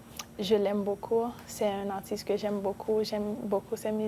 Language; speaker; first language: French; non-native, local second language; Spanish